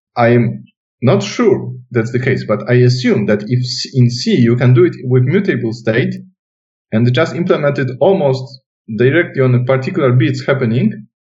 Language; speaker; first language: English; non-native, fluent; Polish